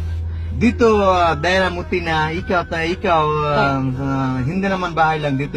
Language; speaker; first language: Filipino; non-native, learner; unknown